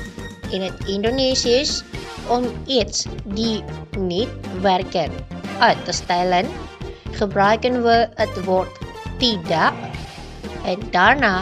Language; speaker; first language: Dutch; non-native, fluent; Indonesian